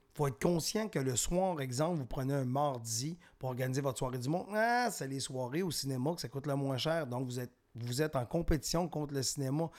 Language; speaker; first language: French; native; French